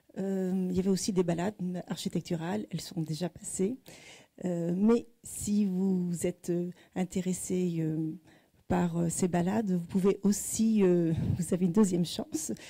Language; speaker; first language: French; native; French